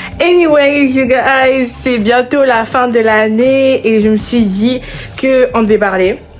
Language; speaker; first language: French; non-native, local second language; Lingala